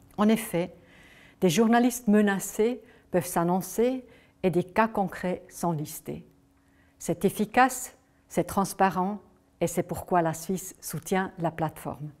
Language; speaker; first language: French; non-native, local second language; German